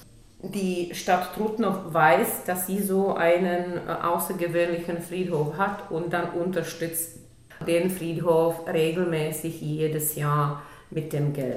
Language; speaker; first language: German; non-native, local second language; Czech